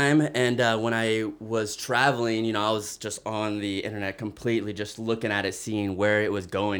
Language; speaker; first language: English; native; English